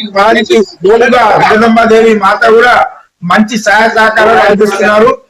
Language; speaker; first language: Telugu; non-native, local second language; Lambadi